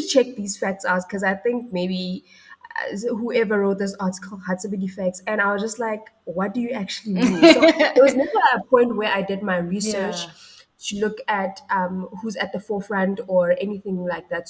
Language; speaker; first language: English; non-native, local second language; Tswana